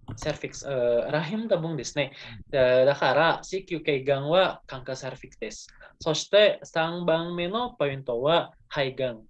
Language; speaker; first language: Japanese; non-native, learner; Indonesian